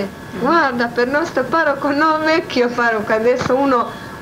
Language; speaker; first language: Italian; non-native, learner; Croatian